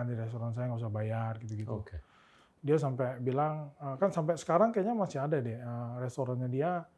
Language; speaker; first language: Indonesian; native; Indonesian